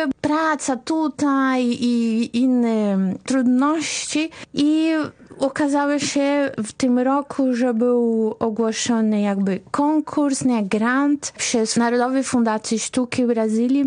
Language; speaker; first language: Polish; non-native, fluent; Portuguese